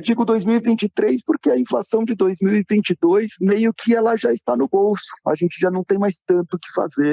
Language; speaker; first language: Portuguese; native; Portuguese